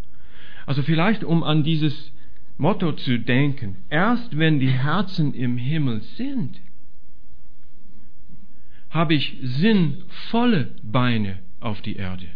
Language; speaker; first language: German; non-native, fluent; English